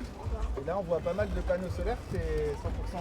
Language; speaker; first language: French; native; French